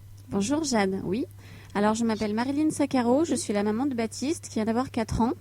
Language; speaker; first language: French; native; French